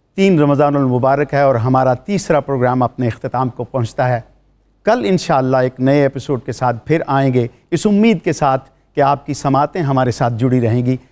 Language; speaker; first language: Urdu; native; Urdu